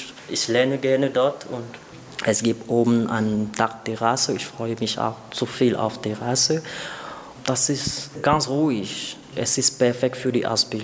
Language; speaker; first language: German; non-native, learner; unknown